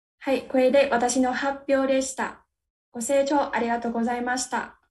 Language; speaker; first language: Japanese; non-native, learner; Vietnamese